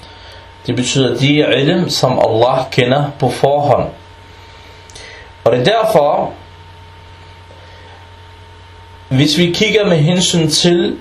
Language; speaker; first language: Danish; early bilingual, other home language; Arabic